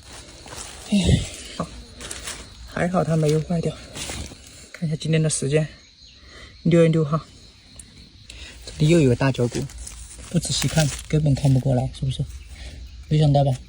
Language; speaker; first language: Chinese; native; Chinese